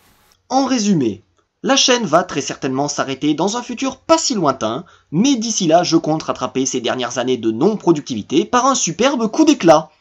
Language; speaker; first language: French; native; French